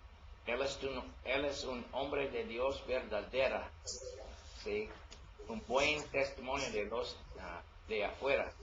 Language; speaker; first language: Spanish; non-native, learner; English